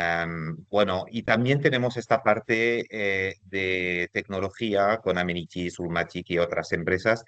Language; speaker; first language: Spanish; non-native, fluent; French